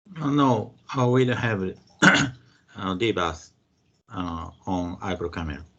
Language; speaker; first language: English; non-native, fluent; Japanese